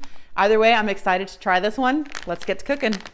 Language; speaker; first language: English; native; English